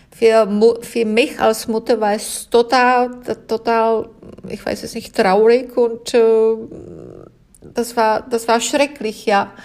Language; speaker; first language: German; non-native, fluent; Czech